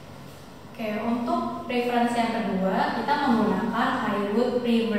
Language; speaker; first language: Indonesian; native; Indonesian